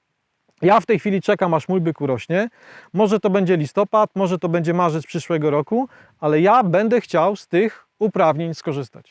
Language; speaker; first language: Polish; native; Polish